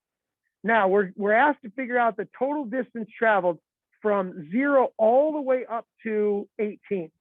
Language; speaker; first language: English; native; English